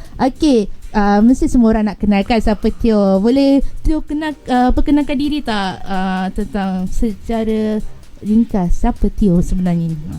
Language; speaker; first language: Malay; native; Malay